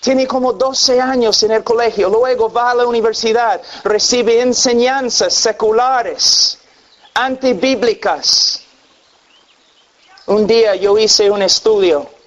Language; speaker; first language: Spanish; non-native, fluent; English